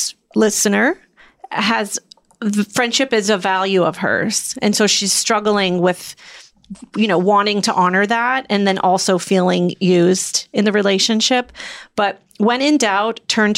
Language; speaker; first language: English; native; English